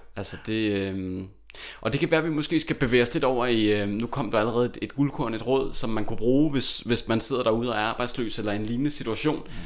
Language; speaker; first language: Danish; native; Danish